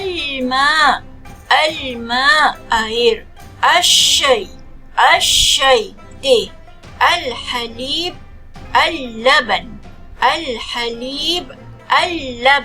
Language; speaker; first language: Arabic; non-native, fluent; Malay